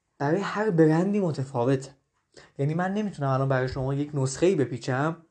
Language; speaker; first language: Persian; native; Persian